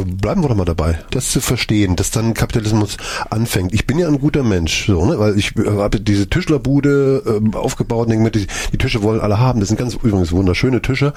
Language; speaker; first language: German; native; German